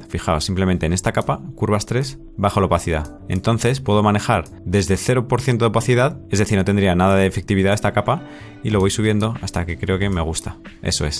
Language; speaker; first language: Spanish; native; Spanish